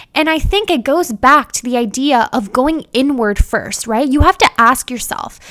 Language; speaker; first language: English; early bilingual, other home language; Hindi